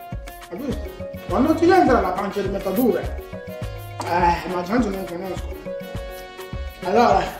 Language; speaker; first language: Italian; non-native, learner; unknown